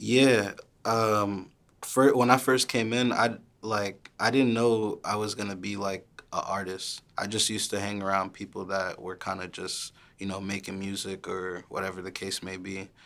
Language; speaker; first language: English; early bilingual, other home language; Haitian Creole